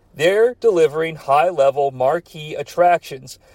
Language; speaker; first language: English; native; English